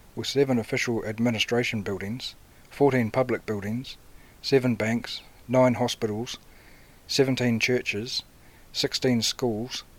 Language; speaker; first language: English; native; English